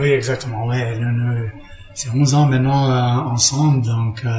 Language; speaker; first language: French; non-native, learner; English